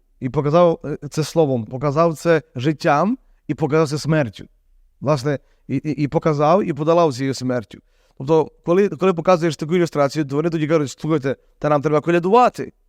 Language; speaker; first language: Ukrainian; native; Ukrainian